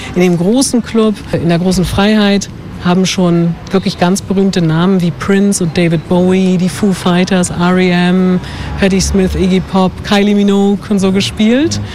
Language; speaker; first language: German; native; German